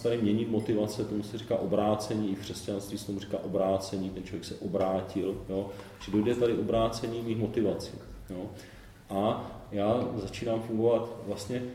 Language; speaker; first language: Czech; native; Czech